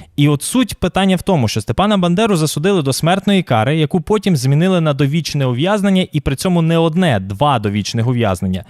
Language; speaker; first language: Ukrainian; native; Ukrainian